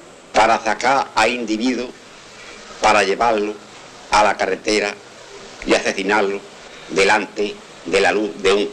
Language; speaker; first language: Spanish; native; Spanish